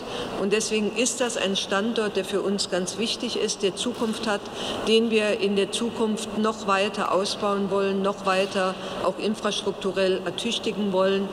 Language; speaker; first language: German; native; German